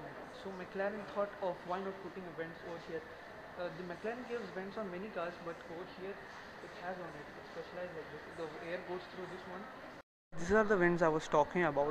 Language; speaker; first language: English; non-native, fluent; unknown